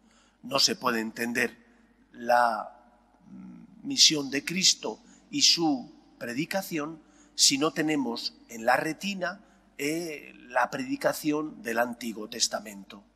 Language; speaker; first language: Spanish; native; Spanish